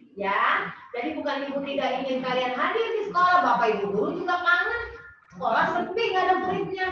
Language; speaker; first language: Indonesian; native; Indonesian